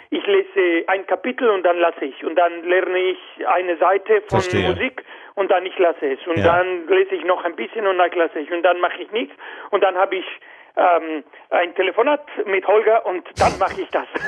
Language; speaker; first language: German; non-native, fluent; Spanish